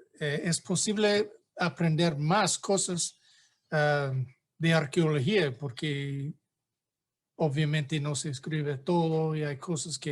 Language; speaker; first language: Spanish; non-native, fluent; English